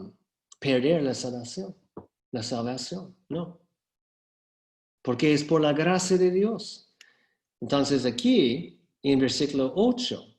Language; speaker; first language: Spanish; non-native, fluent; English